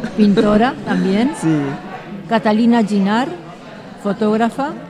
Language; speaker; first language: Spanish; non-native, fluent; German